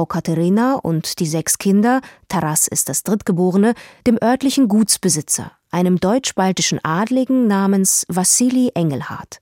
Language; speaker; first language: German; native; German